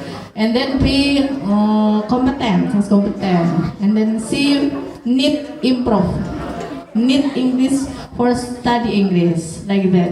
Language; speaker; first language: English; non-native, learner; Indonesian